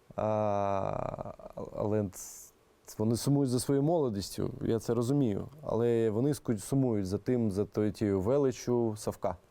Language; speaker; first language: Ukrainian; non-native, local second language; Russian